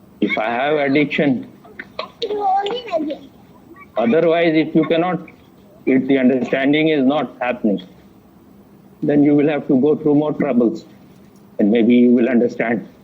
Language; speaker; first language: English; non-native, fluent; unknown